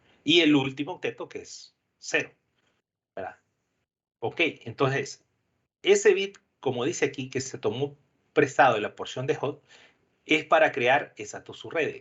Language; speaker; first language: Spanish; native; Spanish